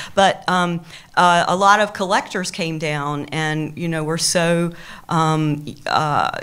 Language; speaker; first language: English; native; English